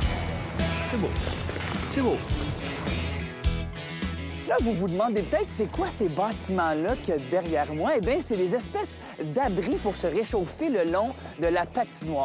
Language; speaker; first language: French; native; French